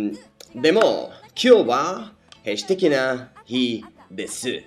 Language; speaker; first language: Japanese; non-native, learner; English